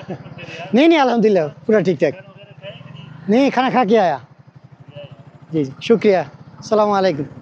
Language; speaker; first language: Hindi; non-native, fluent; Bangla